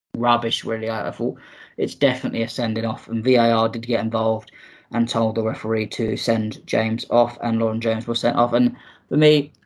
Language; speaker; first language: English; native; English